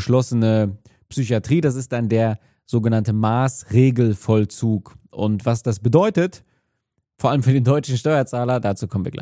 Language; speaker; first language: German; native; German